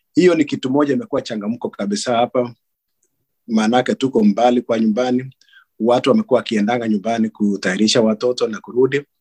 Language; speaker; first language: Swahili; non-native, local second language; Kalenjin